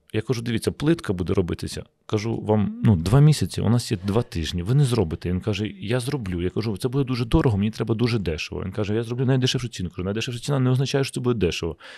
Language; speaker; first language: Ukrainian; native; Ukrainian